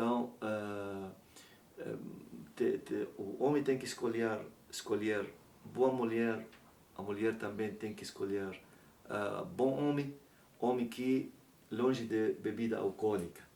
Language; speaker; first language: Portuguese; non-native, learner; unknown